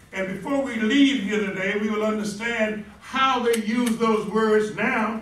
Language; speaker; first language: English; native; English